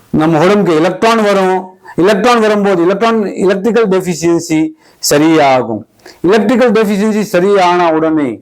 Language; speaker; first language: Tamil; non-native, local second language; Hindi